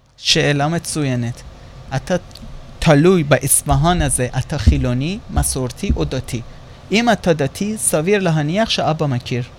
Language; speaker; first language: Hebrew; non-native, fluent; Persian